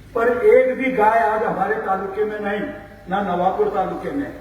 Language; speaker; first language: Hindi; non-native, local second language; Marathi